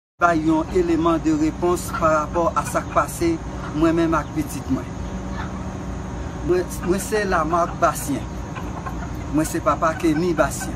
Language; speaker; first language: French; non-native, learner; Haitian Creole